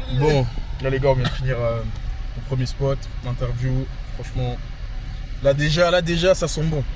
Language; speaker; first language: French; early bilingual, other home language; Lingala